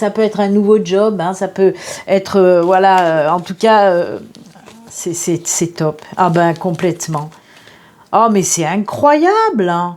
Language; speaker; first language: French; native; French